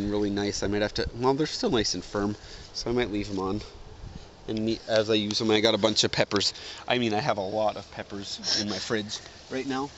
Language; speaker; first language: English; native; English